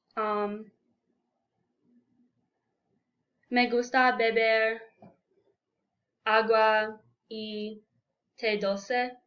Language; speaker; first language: Spanish; non-native, learner; English